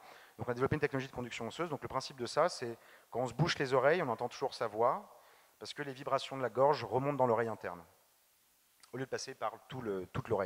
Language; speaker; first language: French; native; French